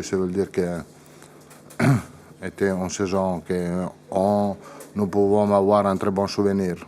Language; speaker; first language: French; non-native, fluent; Italian